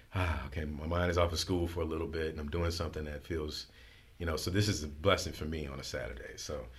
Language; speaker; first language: English; native; English